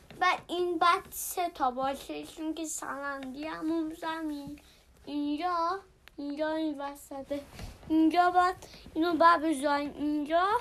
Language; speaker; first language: Persian; early bilingual, heritage; Persian